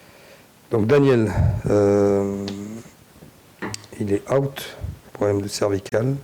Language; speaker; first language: French; native; French